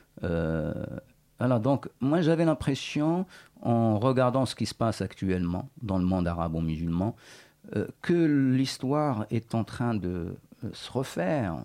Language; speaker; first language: French; non-native, local second language; Berber languages